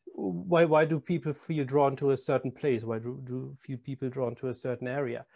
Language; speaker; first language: English; non-native, fluent; German